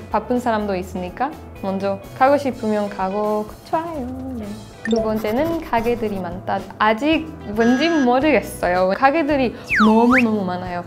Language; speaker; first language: Korean; non-native, fluent; Spanish